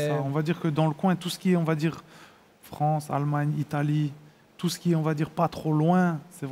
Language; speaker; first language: French; native; French